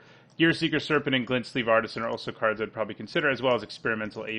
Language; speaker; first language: English; native; English